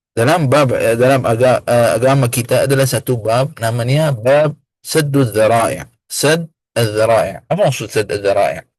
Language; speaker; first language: Malay; non-native, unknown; Arabic